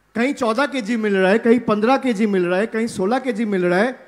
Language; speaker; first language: Hindi; non-native, local second language; Bangla